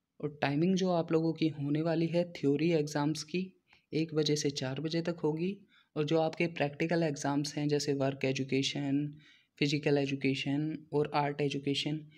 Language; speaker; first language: Hindi; native; Hindi